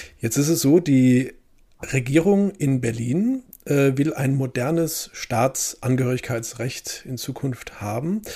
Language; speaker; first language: German; native; German